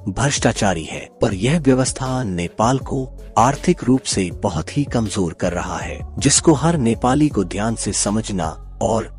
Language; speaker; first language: Hindi; non-native, local second language; Nepali